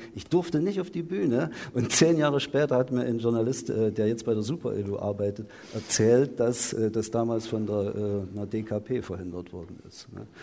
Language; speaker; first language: German; native; German